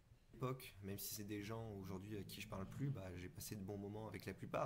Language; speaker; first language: French; native; French